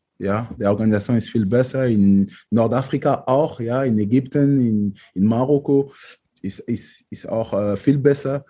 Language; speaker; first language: German; non-native, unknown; French